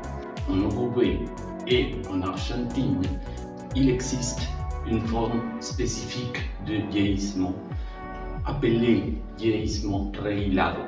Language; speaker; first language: French; non-native, fluent; Spanish